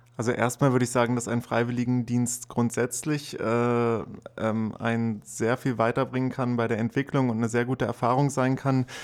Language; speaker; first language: German; native; German